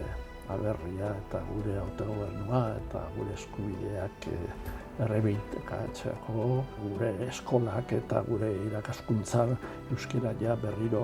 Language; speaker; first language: Basque; non-native, local second language; Spanish